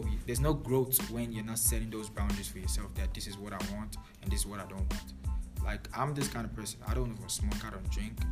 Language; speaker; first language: English; non-native, local second language; Igbo